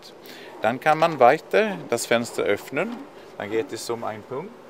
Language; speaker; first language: German; non-native, fluent; Swedish